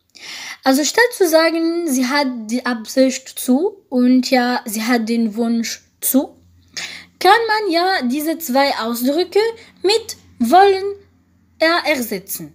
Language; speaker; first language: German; non-native, fluent; French